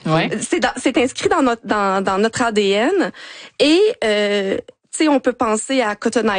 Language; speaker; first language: French; native; French